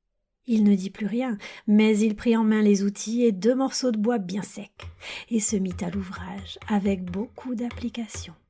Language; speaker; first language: French; native; French